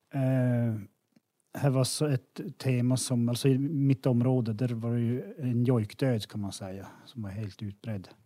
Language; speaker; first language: Swedish; native; Swedish